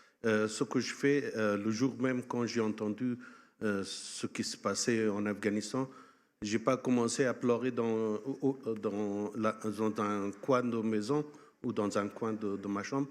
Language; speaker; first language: French; non-native, fluent; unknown